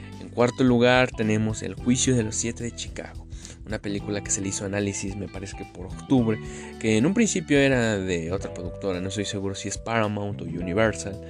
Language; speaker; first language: Spanish; native; Spanish